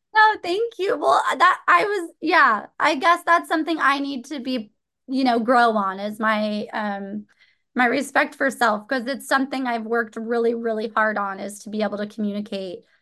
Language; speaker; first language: English; native; English